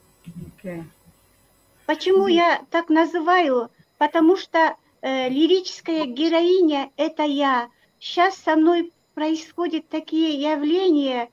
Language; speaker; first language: Russian; non-native, local second language; Kyrgyz